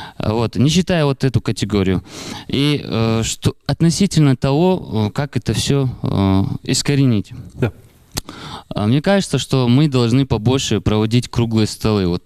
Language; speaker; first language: Russian; non-native, local second language; Ingush